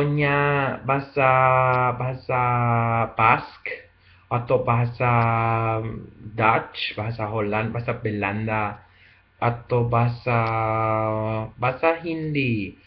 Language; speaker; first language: Indonesian; non-native, learner; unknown